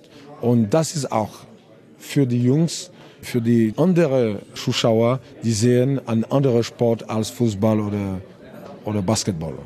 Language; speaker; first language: German; non-native, learner; French